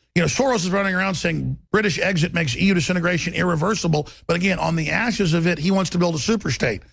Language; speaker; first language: English; native; English